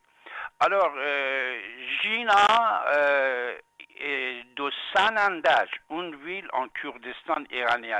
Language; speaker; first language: French; non-native, fluent; Persian